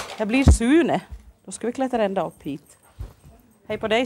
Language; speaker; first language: Swedish; native; Swedish